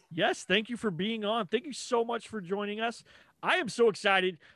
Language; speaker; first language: English; native; English